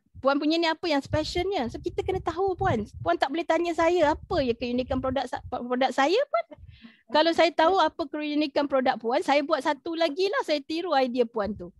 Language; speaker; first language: Malay; native; Malay